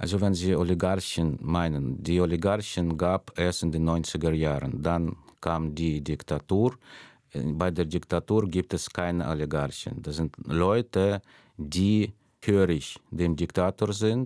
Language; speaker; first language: German; non-native, fluent; Russian